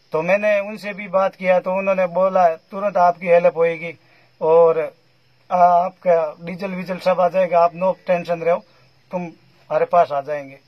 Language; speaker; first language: Hindi; native; Hindi